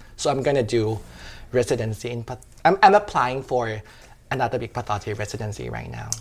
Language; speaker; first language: English; non-native, fluent; Thai